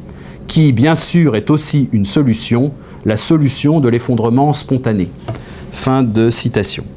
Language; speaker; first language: French; native; French